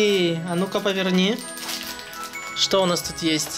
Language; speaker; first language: Russian; native; Russian